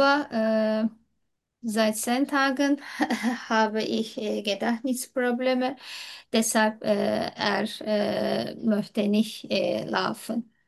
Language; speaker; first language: German; non-native, learner; Turkish